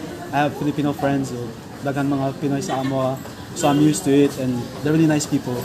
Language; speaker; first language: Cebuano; non-native, learner; English